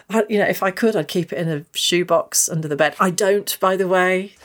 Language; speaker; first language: English; native; English